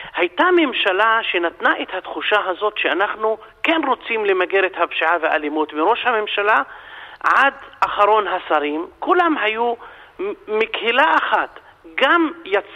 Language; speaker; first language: Hebrew; non-native, local second language; Arabic